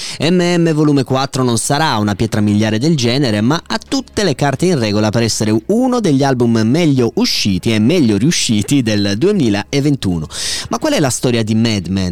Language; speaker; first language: Italian; native; Italian